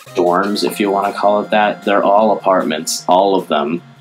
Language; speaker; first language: English; native; English